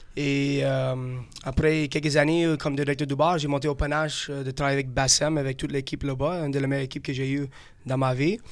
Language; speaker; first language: French; non-native, fluent; English